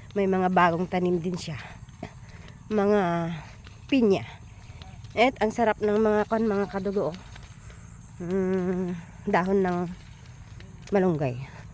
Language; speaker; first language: Filipino; non-native, local second language; Iloko